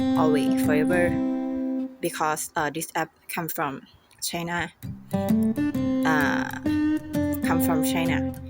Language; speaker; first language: English; non-native, learner; Thai